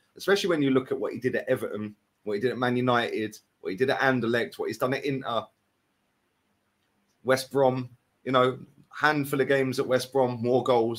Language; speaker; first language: English; native; English